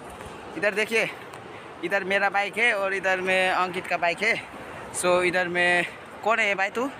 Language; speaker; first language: Hindi; non-native, local second language; Nepali